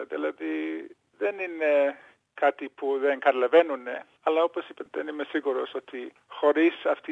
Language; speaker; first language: Greek; early bilingual, heritage; English